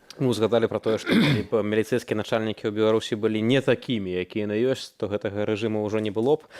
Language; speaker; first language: Belarusian; native; Belarusian